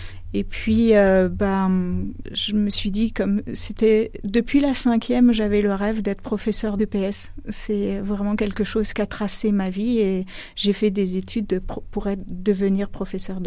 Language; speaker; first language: French; native; French